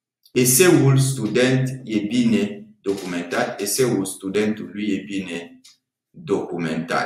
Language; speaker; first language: Romanian; non-native, fluent; French